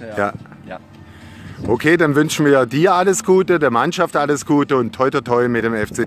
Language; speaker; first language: German; native; German